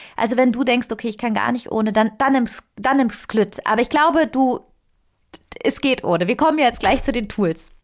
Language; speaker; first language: German; non-native, fluent; Italian